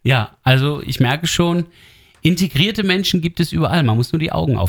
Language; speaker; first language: German; native; German